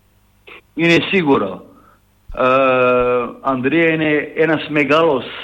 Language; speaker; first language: Greek; non-native, fluent; Serbian